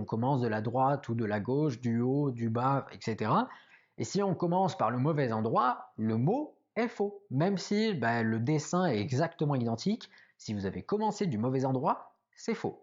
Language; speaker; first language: French; native; French